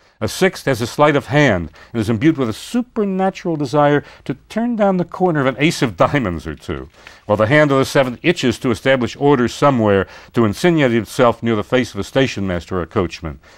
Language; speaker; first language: English; native; English